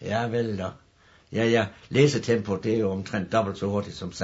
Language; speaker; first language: Danish; native; Danish